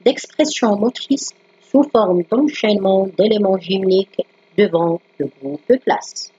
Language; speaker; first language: French; non-native, local second language; Arabic